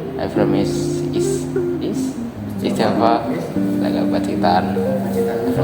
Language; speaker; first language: English; non-native, learner; Indonesian